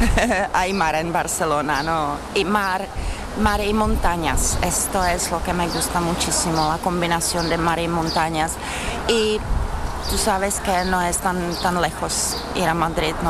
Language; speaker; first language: Spanish; non-native, learner; Czech